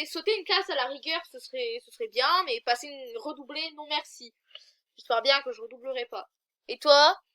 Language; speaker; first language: French; native; French